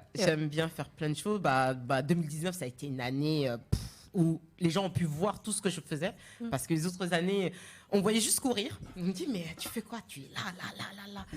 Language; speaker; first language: French; non-native, local second language; Malagasy